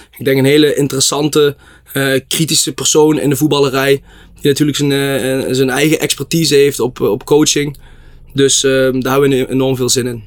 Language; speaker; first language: Dutch; native; Dutch